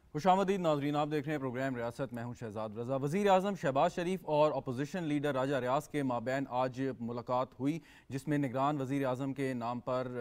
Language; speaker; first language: Hindi; native; Hindi